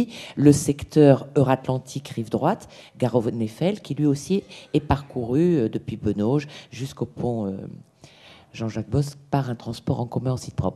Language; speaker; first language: French; native; French